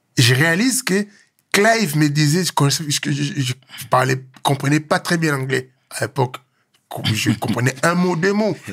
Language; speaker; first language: French; non-native, local second language; Lingala